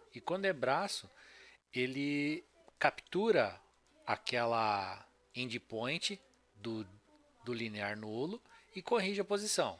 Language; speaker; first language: Portuguese; native; Portuguese